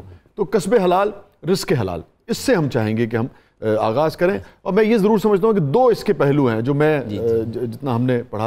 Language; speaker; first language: Urdu; native; Urdu